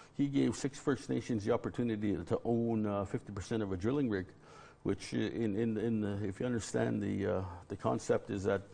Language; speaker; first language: English; native; English